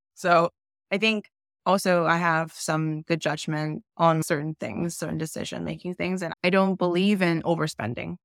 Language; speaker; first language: English; native; English